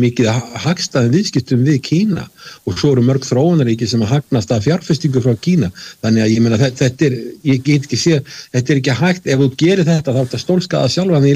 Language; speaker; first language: Icelandic; native; Icelandic